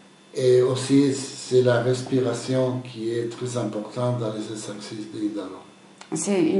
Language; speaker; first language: French; non-native, fluent; Spanish